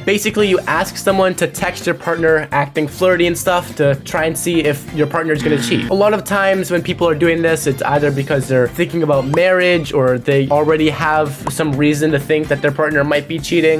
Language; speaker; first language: English; native; English